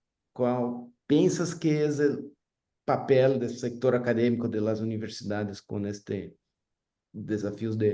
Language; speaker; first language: Spanish; non-native, fluent; Portuguese